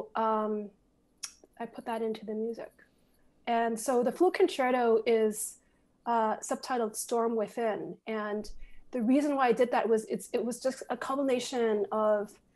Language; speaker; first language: English; native; English